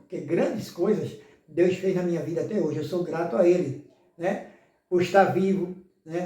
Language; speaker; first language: Portuguese; native; Portuguese